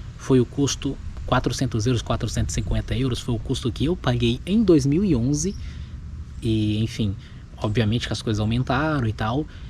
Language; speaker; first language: Portuguese; native; Portuguese